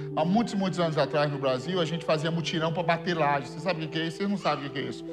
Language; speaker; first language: Portuguese; native; Portuguese